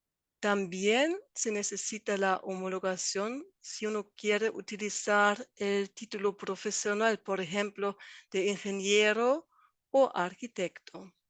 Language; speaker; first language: Spanish; non-native, fluent; German